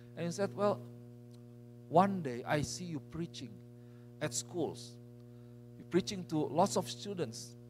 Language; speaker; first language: English; non-native, fluent; Indonesian